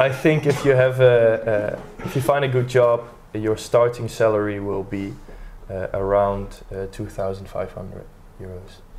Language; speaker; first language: English; non-native, fluent; Dutch